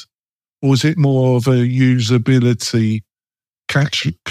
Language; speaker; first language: English; native; English